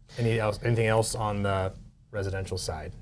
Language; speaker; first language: English; native; English